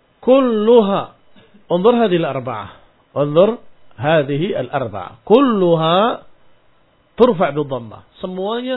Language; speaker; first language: Arabic; non-native, fluent; Indonesian